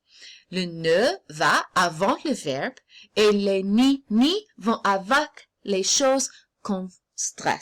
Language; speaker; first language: French; non-native, fluent; English